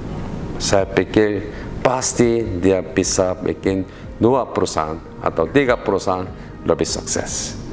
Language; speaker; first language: Indonesian; non-native, learner; Korean